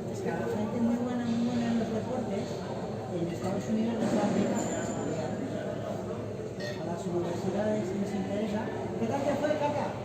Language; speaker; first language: Spanish; native; Spanish